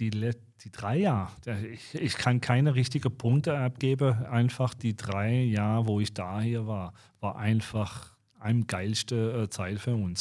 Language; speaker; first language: German; non-native, fluent; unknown